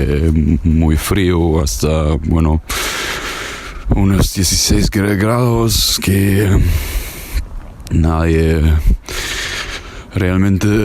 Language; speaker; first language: Spanish; non-native, fluent; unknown